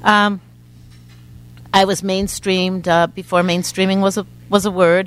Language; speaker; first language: English; native; English